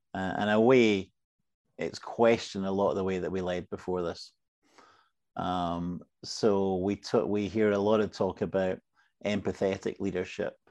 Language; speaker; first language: English; native; English